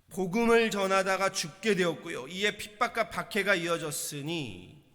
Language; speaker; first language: Korean; native; Korean